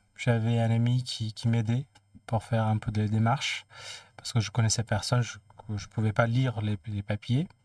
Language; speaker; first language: French; non-native, fluent; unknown